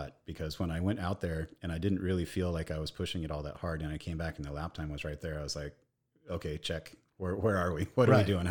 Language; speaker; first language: English; native; English